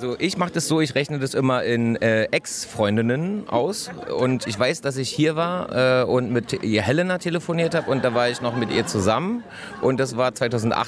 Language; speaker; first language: German; native; German